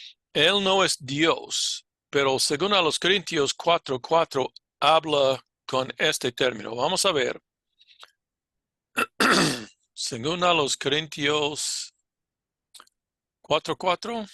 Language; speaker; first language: Spanish; non-native, fluent; English